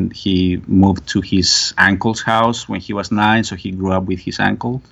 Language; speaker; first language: English; non-native, fluent; Spanish